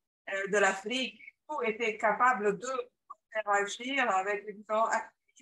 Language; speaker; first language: French; non-native, learner; English